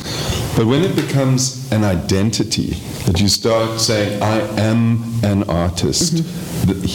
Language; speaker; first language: English; native; English